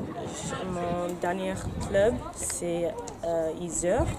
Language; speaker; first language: French; non-native, learner; English